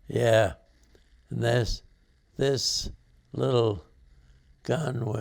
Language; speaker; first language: English; native; English